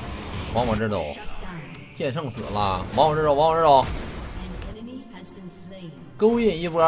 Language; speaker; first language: Chinese; native; Chinese